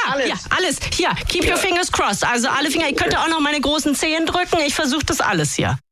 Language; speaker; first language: German; native; German